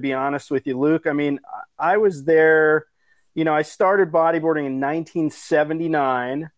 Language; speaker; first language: English; native; English